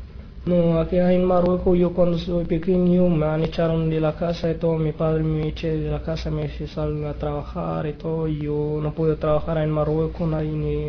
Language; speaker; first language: Spanish; non-native, learner; Arabic